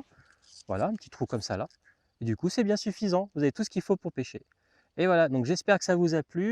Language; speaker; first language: French; native; French